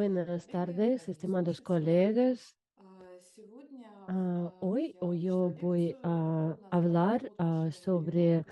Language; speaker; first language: Spanish; non-native, fluent; Russian